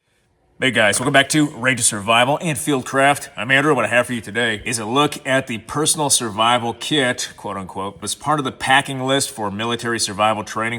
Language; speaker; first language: English; native; English